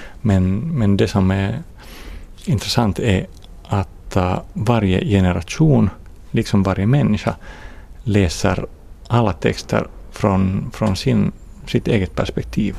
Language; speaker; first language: Swedish; non-native, fluent; Finnish